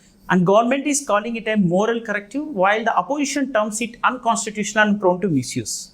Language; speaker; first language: English; non-native, local second language; Telugu